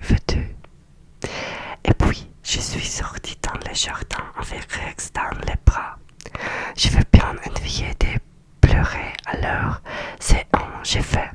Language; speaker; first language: French; non-native, learner; Russian